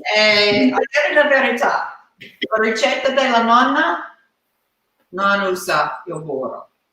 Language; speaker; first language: Italian; non-native, learner; English